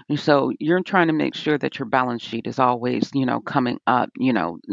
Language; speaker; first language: English; native; English